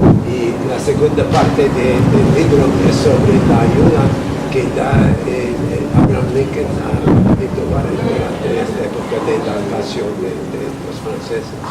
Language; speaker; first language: Spanish; non-native, fluent; English